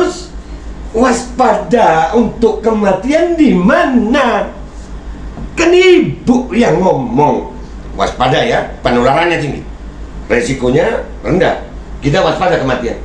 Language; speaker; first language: Indonesian; native; Indonesian